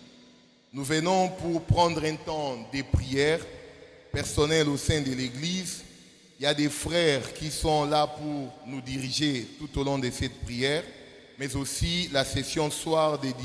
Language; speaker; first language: French; non-native, local second language; Lingala